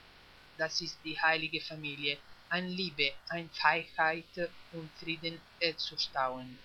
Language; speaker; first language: German; non-native, fluent; Italian